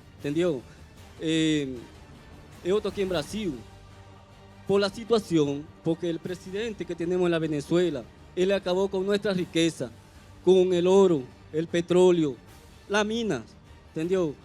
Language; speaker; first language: Portuguese; non-native, learner; Spanish